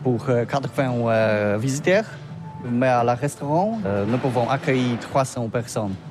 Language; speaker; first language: French; non-native, learner; Polish